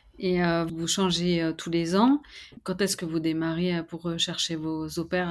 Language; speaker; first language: French; native; French